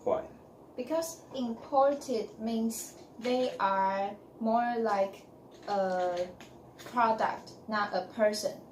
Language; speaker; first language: English; non-native, learner; Chinese